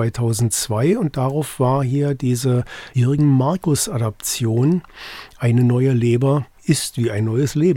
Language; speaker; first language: German; native; German